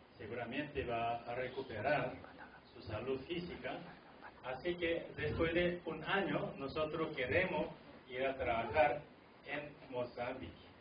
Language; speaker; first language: Spanish; non-native, fluent; Korean